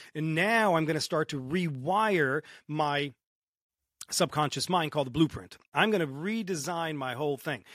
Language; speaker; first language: English; early bilingual, other home language; Romanian